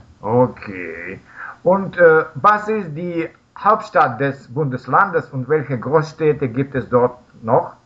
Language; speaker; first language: German; non-native, learner; Russian